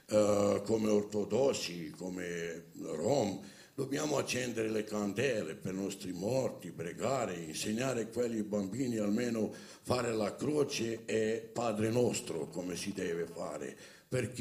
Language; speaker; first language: Italian; non-native, fluent; Romany